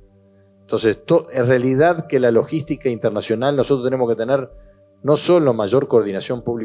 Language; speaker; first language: Spanish; native; Spanish